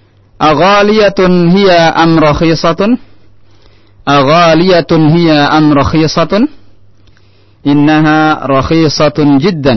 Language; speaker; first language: Arabic; non-native, fluent; Indonesian